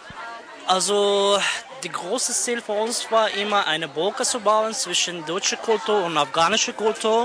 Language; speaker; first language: German; non-native, fluent; Persian